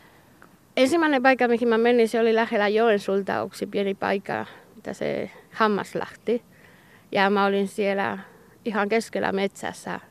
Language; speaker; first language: Finnish; non-native, learner; Basque